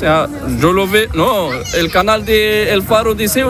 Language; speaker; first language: Spanish; non-native, learner; Arabic